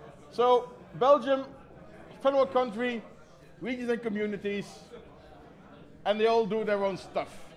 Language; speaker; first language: English; non-native, fluent; Dutch